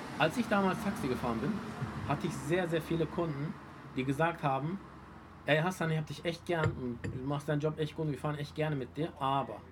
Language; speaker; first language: German; early bilingual, other home language; Turkish